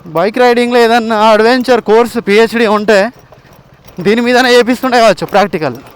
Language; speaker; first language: Telugu; non-native, local second language; Gondi